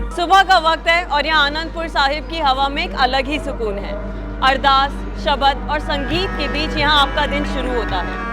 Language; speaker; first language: Hindi; native; Hindi